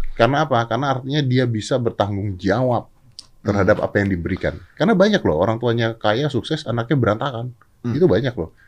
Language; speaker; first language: Indonesian; native; Indonesian